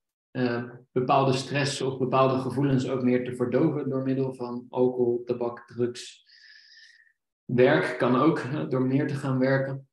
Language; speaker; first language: Dutch; native; Dutch